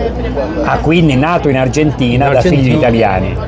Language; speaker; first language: Italian; native; Italian